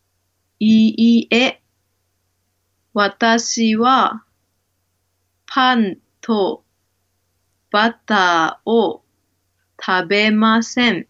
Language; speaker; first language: Japanese; non-native, learner; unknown